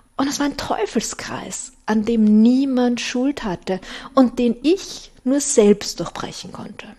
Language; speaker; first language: German; native; German